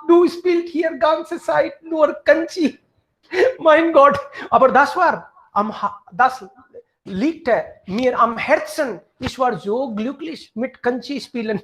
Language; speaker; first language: German; non-native, fluent; Hindi